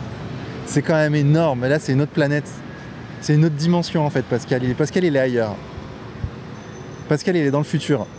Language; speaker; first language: French; native; French